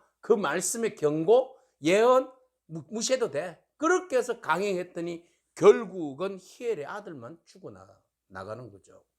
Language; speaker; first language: Korean; native; Korean